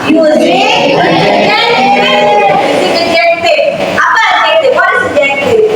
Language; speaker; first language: English; non-native, fluent; Indonesian